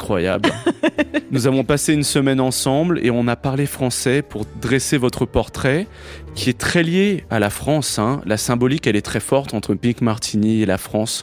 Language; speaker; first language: French; native; French